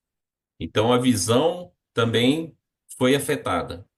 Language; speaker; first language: Portuguese; native; Portuguese